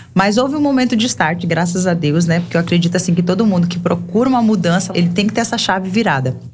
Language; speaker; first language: Portuguese; native; Portuguese